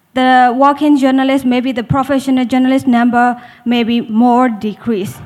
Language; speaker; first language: English; non-native, learner; Burmese